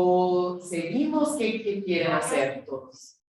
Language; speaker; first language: Spanish; non-native, fluent; English